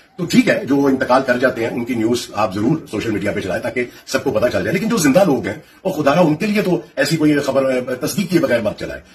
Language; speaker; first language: Urdu; native; Urdu